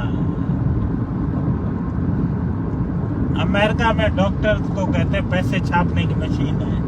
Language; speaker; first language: Hindi; non-native, local second language; Sindhi